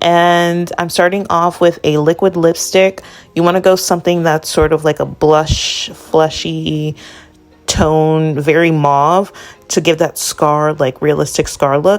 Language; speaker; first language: English; native; English